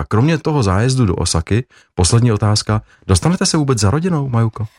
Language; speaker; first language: Czech; native; Czech